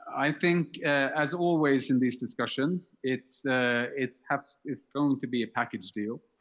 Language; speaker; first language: English; non-native, fluent; Swedish